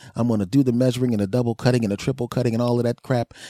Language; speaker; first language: English; native; English